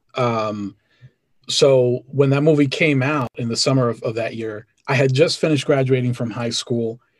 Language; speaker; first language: English; early bilingual, other home language; Spanish